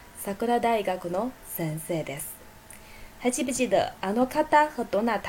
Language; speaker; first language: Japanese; non-native, fluent; Chinese